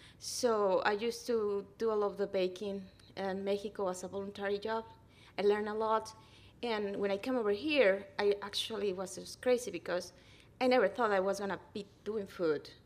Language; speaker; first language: English; non-native, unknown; Spanish